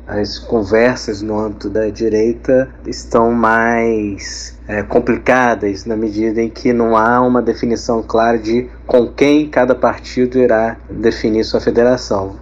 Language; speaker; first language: Portuguese; native; Portuguese